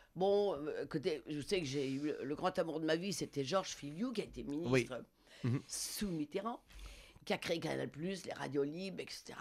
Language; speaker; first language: French; non-native, local second language; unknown